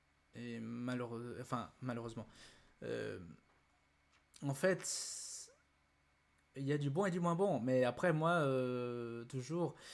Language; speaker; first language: French; native; French